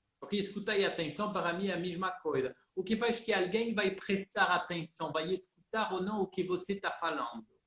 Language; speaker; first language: Portuguese; early bilingual, heritage; Portuguese